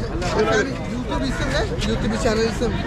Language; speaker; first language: Turkish; non-native, learner; Punjabi